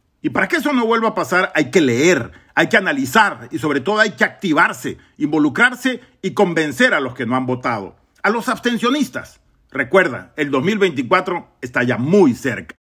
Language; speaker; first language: Spanish; native; Spanish